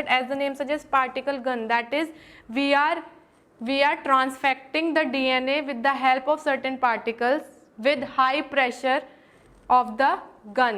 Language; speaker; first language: English; non-native, local second language; Hindi